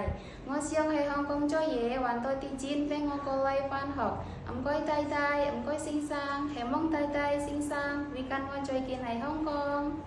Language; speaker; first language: Cantonese; non-native, learner; Indonesian